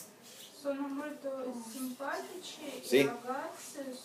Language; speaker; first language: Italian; non-native, learner; Russian